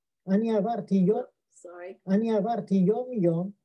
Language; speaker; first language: Hebrew; non-native, fluent; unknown